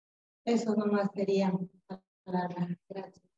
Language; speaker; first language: Spanish; non-native, local second language; Quechua